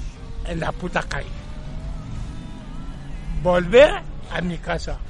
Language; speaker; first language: Spanish; non-native, fluent; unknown